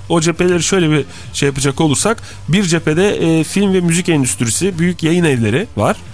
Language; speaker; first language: Turkish; native; Turkish